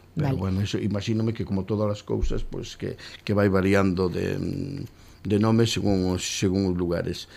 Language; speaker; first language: Galician; native; Galician